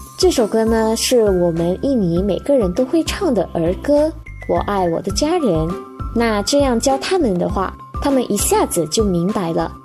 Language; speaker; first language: Chinese; non-native, fluent; Indonesian